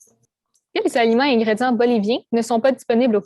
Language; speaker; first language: French; native; French